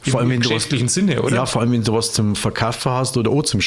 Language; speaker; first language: German; native; German